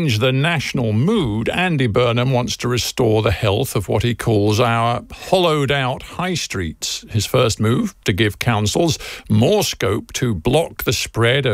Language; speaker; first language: English; native; English